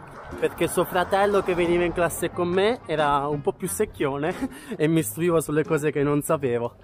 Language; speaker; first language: Italian; native; Italian